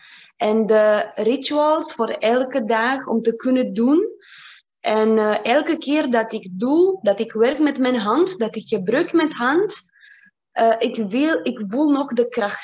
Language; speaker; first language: Dutch; non-native, learner; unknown